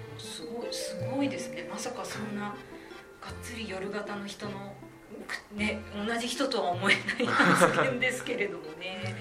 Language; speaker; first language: Japanese; native; Japanese